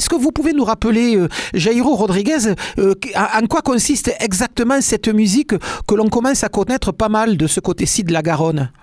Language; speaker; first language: French; native; French